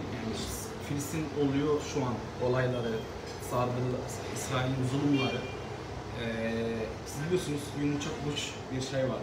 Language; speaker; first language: Turkish; non-native, fluent; Arabic